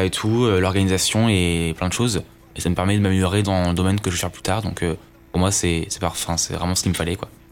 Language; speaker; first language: French; native; French